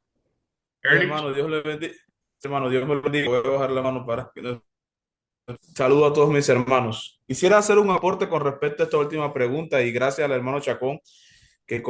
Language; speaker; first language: Spanish; native; Spanish